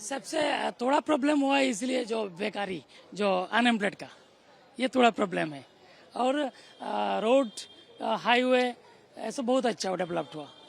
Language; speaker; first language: Hindi; non-native, local second language; Bangla